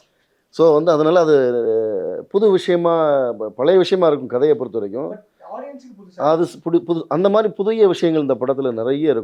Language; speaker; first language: Tamil; native; Tamil